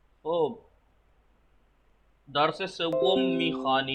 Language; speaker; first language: Persian; non-native, fluent; Urdu